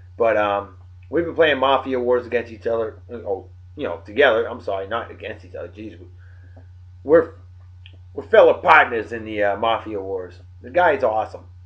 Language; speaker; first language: English; native; English